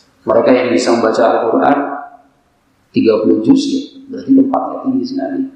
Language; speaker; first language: Indonesian; native; Indonesian